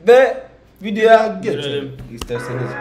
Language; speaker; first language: Turkish; non-native, learner; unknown